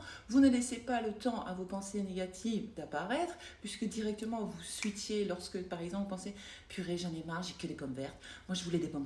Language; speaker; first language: French; native; French